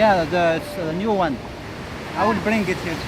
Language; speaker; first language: English; non-native, learner; Arabic